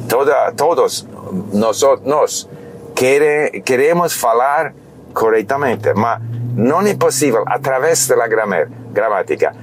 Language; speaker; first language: Portuguese; non-native, learner; English